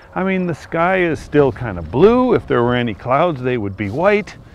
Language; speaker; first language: English; native; English